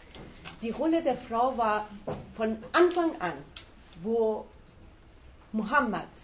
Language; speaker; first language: German; non-native, fluent; Persian